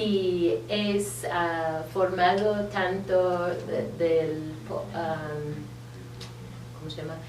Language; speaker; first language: Spanish; early bilingual, heritage; Spanish